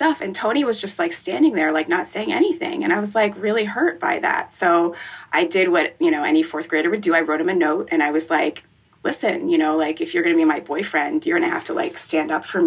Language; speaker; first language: English; native; English